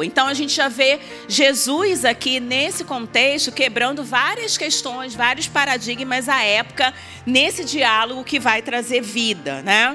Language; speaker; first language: Portuguese; native; Portuguese